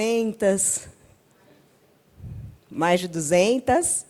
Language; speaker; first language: Portuguese; native; Portuguese